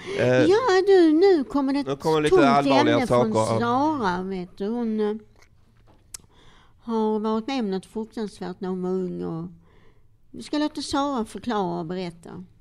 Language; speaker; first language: Swedish; native; Swedish